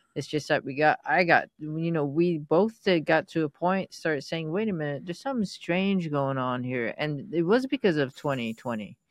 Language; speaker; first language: English; non-native, fluent; Persian